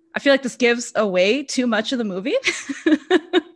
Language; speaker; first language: English; non-native, fluent; Portuguese